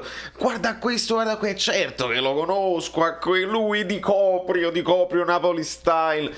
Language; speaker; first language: Italian; native; Italian